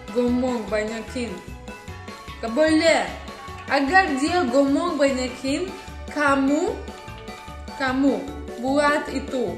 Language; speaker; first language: Indonesian; non-native, learner; Russian